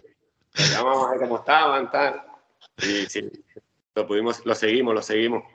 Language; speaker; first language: Spanish; native; Spanish